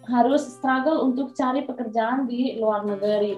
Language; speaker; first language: Indonesian; non-native, fluent; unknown